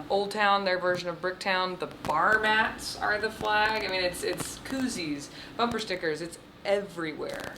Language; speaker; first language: English; native; English